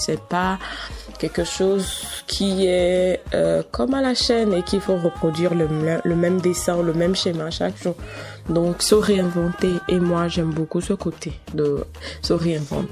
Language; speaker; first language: French; non-native, local second language; Ewe